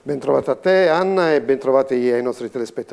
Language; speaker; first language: Italian; native; Italian